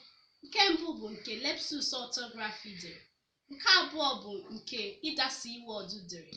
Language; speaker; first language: Igbo; native; Igbo